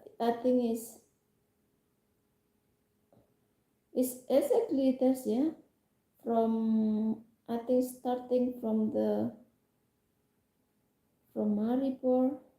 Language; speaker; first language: English; non-native, fluent; Indonesian